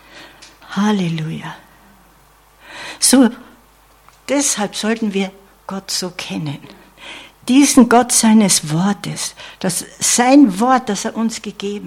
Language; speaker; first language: German; non-native, fluent; English